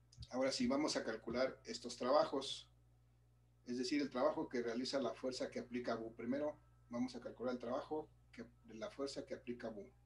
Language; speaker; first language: Spanish; native; Spanish